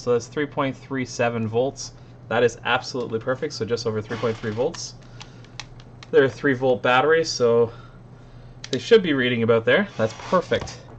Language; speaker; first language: English; native; English